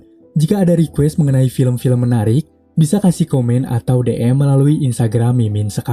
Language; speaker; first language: Indonesian; native; Indonesian